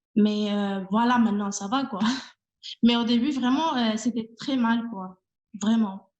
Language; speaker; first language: French; non-native, fluent; Spanish